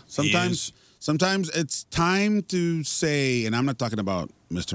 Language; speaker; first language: English; early bilingual, other home language; Spanish